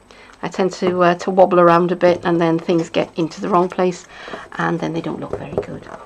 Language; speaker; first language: English; native; English